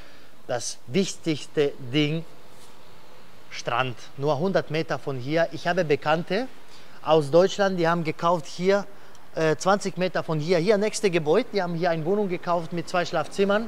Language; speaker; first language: German; non-native, fluent; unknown